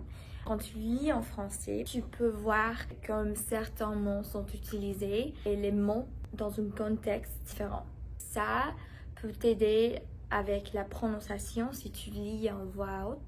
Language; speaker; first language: French; non-native, learner; English